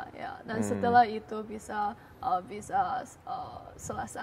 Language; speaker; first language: Indonesian; non-native, learner; Chinese